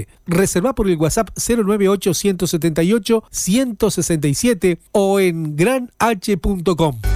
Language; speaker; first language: Spanish; native; Spanish